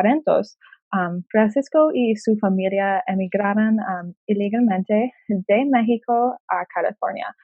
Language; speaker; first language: Spanish; non-native, learner; English